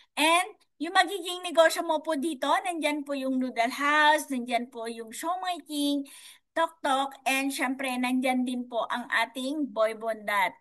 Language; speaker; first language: Filipino; non-native, local second language; Iloko